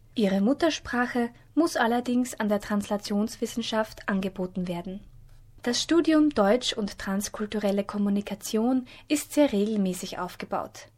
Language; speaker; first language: German; native; German